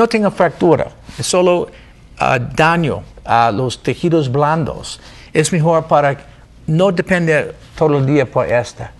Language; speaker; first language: Spanish; non-native, learner; English